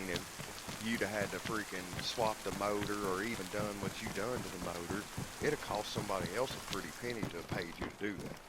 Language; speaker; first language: English; native; English